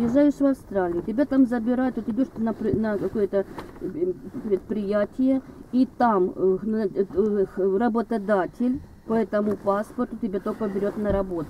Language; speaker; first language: Russian; native; Russian